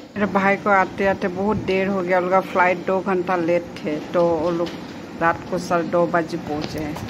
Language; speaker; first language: Hindi; non-native, local second language; Bangla